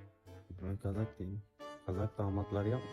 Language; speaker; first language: Turkish; native; Turkish